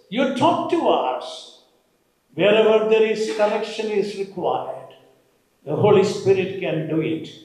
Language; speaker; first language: English; non-native, local second language; Malayalam